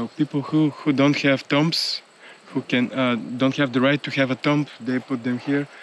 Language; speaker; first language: English; non-native, fluent; Bulgarian